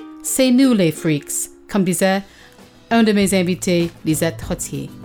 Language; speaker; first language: French; early bilingual, heritage; French